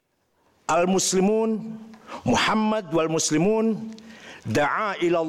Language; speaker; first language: Arabic; non-native, fluent; Indonesian